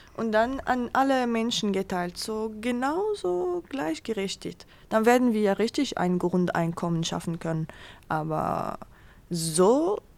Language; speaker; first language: German; non-native, fluent; Arabic